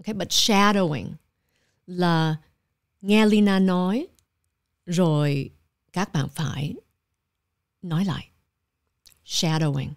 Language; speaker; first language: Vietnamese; early bilingual, heritage; Vietnamese